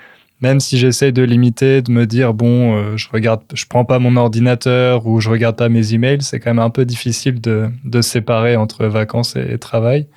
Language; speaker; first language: French; native; French